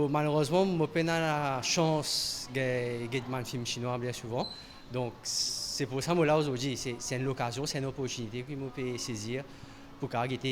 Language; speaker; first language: French; non-native, local second language; Morisyen